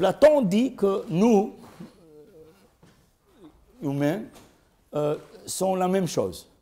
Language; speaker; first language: French; non-native, learner; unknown